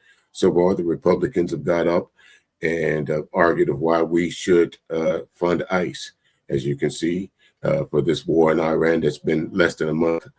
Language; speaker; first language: English; native; English